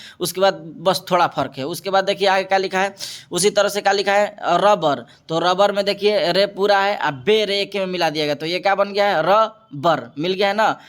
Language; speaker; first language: Hindi; native; Hindi